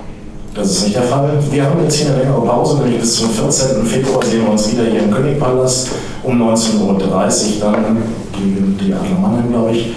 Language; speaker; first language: German; native; German